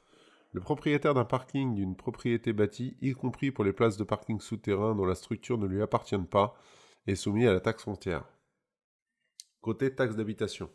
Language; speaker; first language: French; native; French